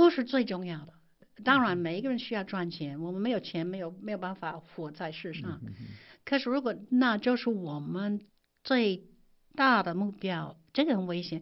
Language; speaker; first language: Chinese; non-native, fluent; English